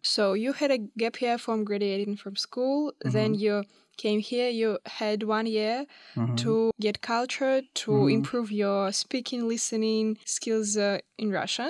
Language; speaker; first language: English; non-native, fluent; Russian